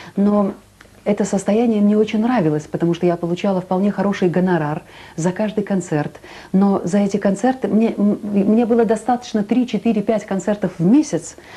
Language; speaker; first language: Russian; native; Russian